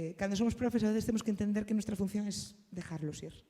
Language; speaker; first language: Spanish; non-native, local second language; Galician